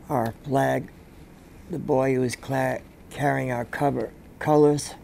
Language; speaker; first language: English; native; English